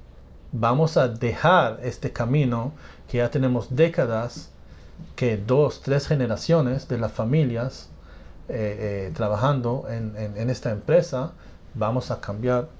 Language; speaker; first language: Spanish; non-native, fluent; English